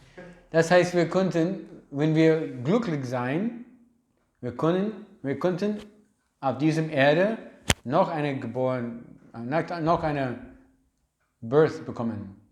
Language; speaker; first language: German; non-native, learner; English